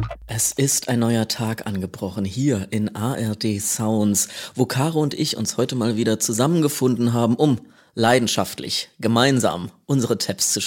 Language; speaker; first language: German; native; German